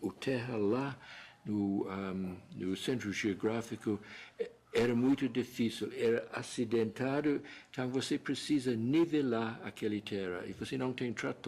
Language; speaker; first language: Portuguese; non-native, fluent; English